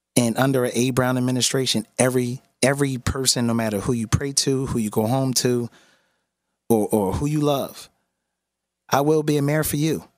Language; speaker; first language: English; native; English